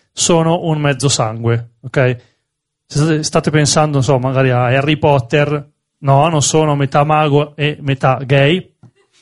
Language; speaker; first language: Italian; native; Italian